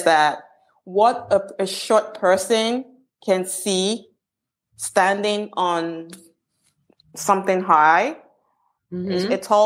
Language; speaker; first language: English; non-native, local second language; Igbo